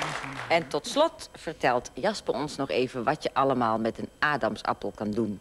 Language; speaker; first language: Dutch; native; Dutch